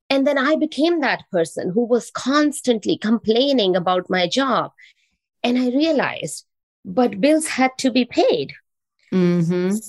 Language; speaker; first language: English; non-native, local second language; Hindi